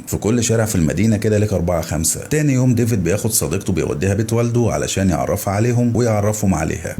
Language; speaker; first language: Arabic; native; Arabic